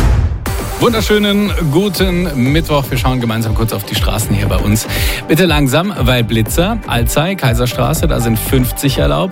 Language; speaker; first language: German; native; German